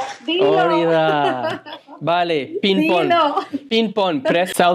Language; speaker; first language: Basque; non-native, learner; English